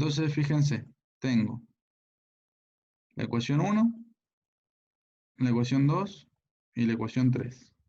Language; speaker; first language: Spanish; native; Spanish